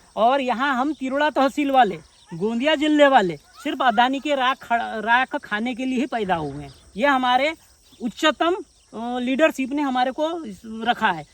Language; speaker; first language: Hindi; native; Hindi